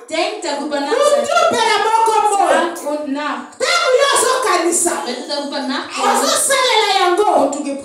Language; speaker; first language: German; non-native, fluent; Lingala